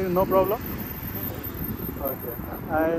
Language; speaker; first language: English; non-native, learner; Nepali